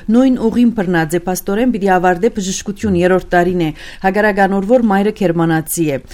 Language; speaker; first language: Armenian; early bilingual, heritage; Armenian